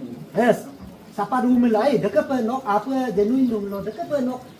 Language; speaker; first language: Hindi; non-native, local second language; Adi